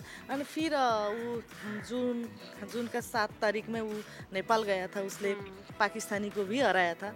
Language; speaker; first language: Hindi; non-native, learner; Nepali